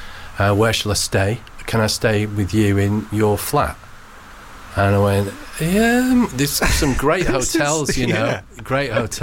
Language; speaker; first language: English; native; English